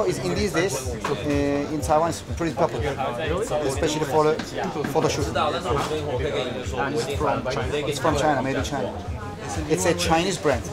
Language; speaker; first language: English; non-native, learner; Turkish